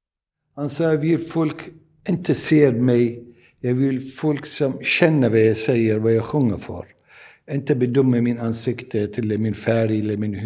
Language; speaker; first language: Swedish; non-native, learner; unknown